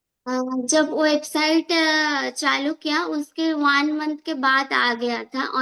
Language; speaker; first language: Hindi; non-native, local second language; Odia